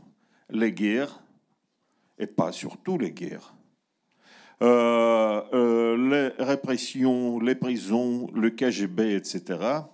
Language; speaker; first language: French; non-native, learner; Russian